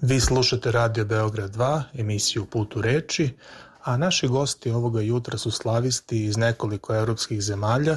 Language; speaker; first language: Serbian; native; Serbian